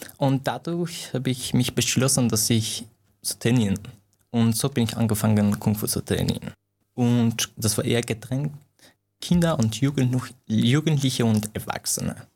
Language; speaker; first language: German; non-native, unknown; Persian